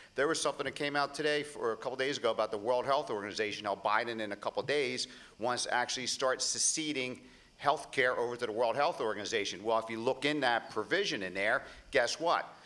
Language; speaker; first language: English; native; English